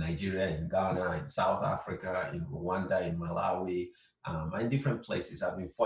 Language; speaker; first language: English; non-native, local second language; Igbo